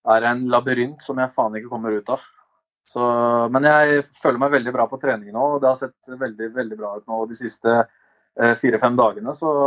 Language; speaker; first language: Norwegian; early bilingual, other home language; Albanian